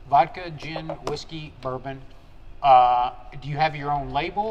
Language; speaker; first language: English; early bilingual, other home language; Spanish